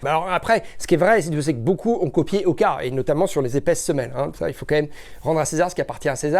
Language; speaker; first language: French; native; French